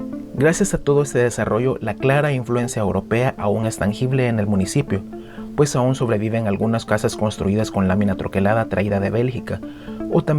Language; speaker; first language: Spanish; native; Spanish